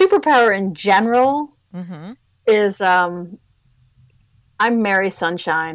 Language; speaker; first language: English; native; English